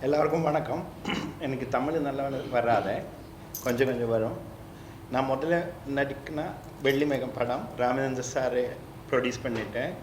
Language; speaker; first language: Tamil; non-native, learner; Malayalam